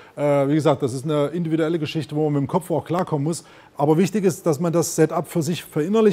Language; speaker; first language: German; native; German